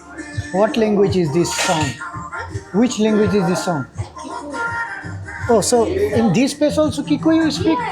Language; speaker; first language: English; non-native, fluent; Bangla